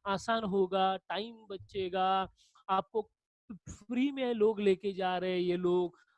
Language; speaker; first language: Hindi; non-native, local second language; Marathi